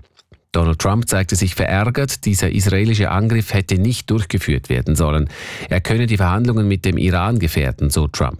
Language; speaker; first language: German; native; German